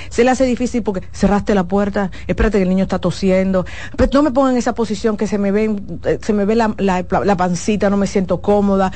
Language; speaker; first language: Spanish; native; Spanish